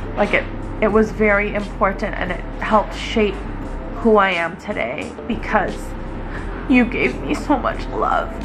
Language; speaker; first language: English; early bilingual, other home language; Chinese